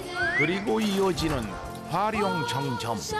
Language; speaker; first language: Korean; native; Korean